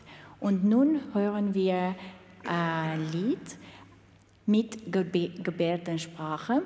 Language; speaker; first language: German; non-native, learner; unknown